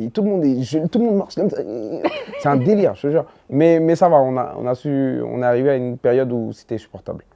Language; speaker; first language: French; early bilingual, other home language; Dyula